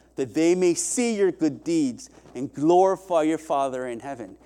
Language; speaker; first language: English; early bilingual, other home language; Korean